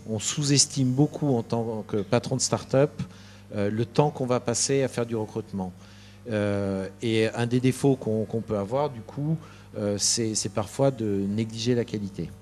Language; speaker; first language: French; native; French